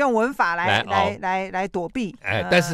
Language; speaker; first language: Chinese; native; Chinese